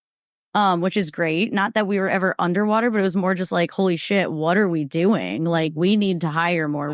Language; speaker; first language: English; native; English